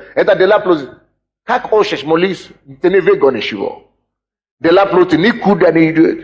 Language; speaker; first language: Russian; native; Russian